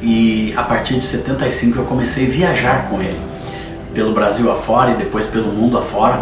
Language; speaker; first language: Portuguese; native; Portuguese